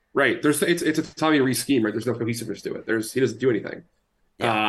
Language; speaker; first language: English; native; English